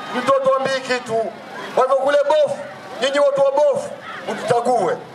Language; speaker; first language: Swahili; native; Swahili